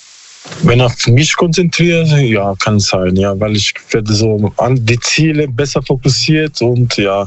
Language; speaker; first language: German; non-native, learner; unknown